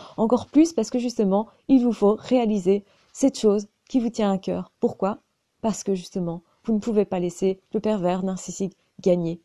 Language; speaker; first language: French; native; French